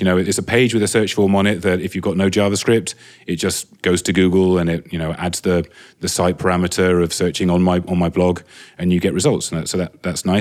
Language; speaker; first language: English; native; English